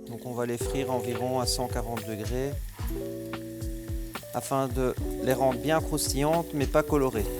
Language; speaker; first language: French; native; French